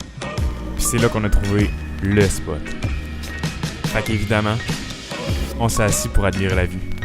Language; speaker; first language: French; native; French